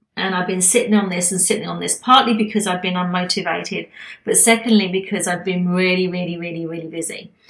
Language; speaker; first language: English; native; English